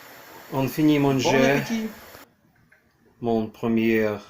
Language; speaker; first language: French; non-native, learner; Ukrainian